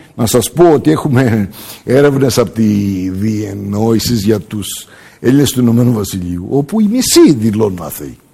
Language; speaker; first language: Greek; early bilingual, heritage; Greek